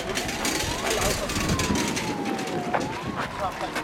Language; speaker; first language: Korean; native; Korean